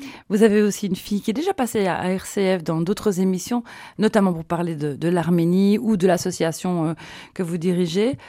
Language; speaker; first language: French; native; French